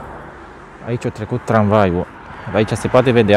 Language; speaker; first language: Romanian; non-native, local second language; Hungarian